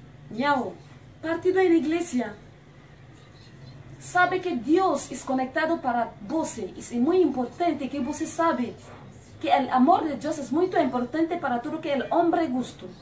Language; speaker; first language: Spanish; non-native, learner; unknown